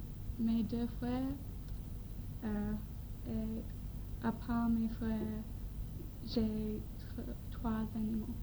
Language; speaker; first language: French; non-native, learner; English